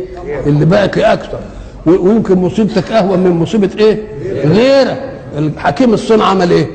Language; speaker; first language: Arabic; native; Arabic